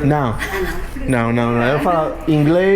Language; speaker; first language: Portuguese; non-native, learner; English